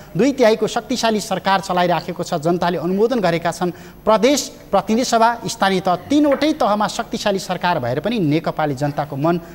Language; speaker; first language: Nepali; native; Nepali